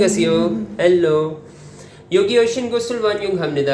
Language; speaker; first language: Korean; non-native, learner; Urdu